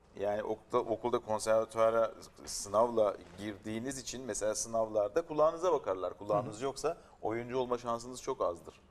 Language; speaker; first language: Turkish; native; Turkish